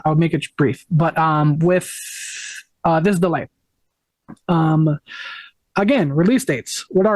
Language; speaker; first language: English; native; English